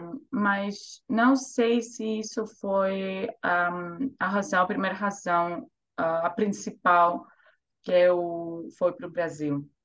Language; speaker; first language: Portuguese; non-native, fluent; Greek